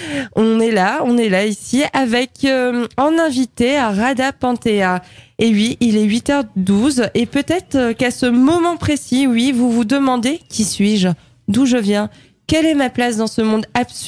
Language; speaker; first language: French; native; French